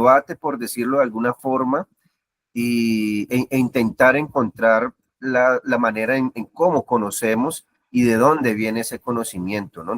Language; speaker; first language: Spanish; native; Spanish